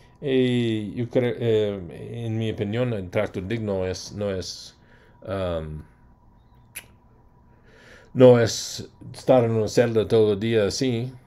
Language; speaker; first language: Spanish; non-native, fluent; English